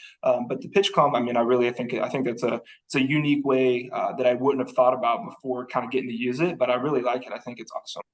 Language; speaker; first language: English; native; English